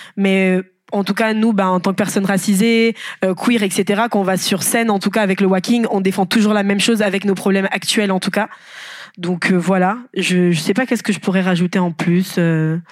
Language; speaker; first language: French; non-native, local second language; Lingala